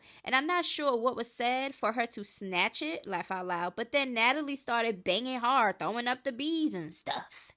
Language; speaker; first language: English; native; English